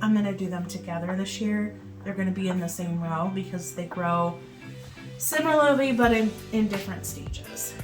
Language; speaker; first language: English; native; English